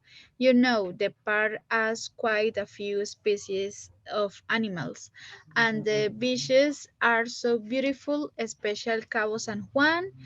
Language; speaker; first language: English; non-native, learner; Spanish